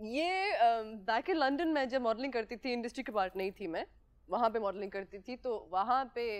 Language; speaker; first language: Urdu; non-native, fluent; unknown